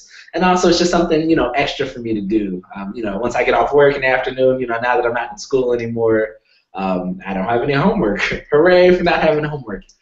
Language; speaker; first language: English; native; English